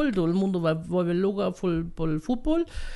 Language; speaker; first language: Spanish; non-native, fluent; German